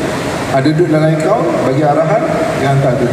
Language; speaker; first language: Malay; native; Malay